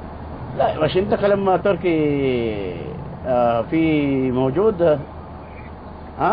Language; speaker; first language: Arabic; non-native, learner; Filipino